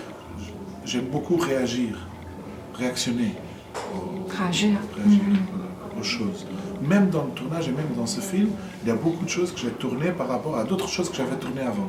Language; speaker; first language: French; non-native, fluent; Portuguese